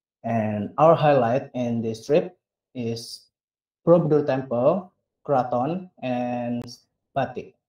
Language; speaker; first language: English; non-native, learner; Indonesian